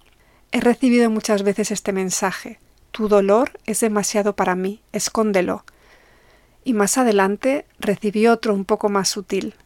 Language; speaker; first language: Spanish; native; Spanish